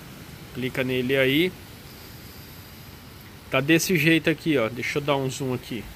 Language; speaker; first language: Portuguese; native; Portuguese